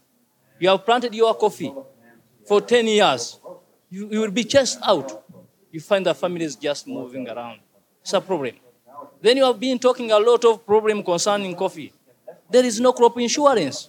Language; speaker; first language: English; non-native, local second language; Ganda